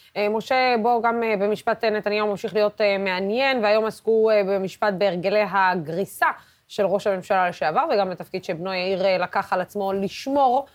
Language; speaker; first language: Hebrew; non-native, local second language; Arabic